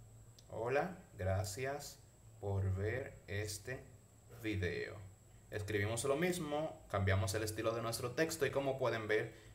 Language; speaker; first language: Spanish; native; Spanish